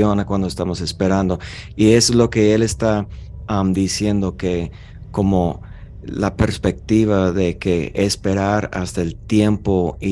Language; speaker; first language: Spanish; non-native, fluent; English